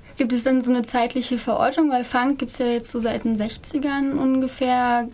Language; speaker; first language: German; native; German